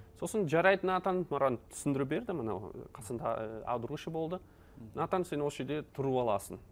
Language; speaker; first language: Kazakh; non-native, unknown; Dutch